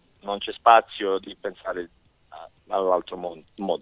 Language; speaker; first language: Italian; non-native, fluent; Serbian